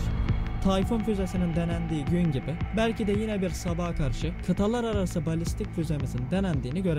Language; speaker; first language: Turkish; native; Turkish